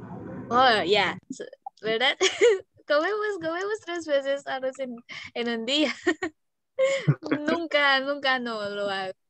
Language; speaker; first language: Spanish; non-native, learner; Indonesian